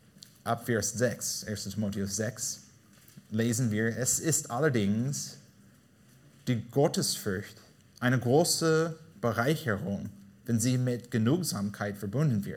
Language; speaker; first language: German; non-native, fluent; English